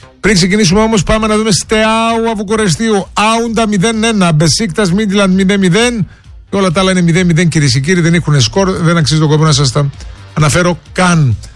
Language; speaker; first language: Greek; native; Greek